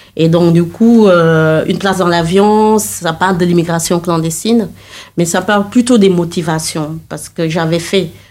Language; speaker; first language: French; non-native, local second language; Wolof